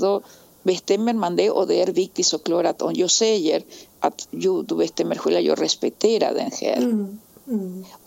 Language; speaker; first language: Swedish; non-native, fluent; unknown